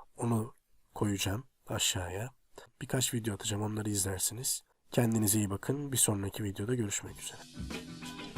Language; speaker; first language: Turkish; native; Turkish